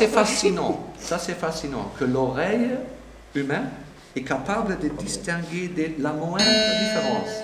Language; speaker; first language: French; non-native, fluent; German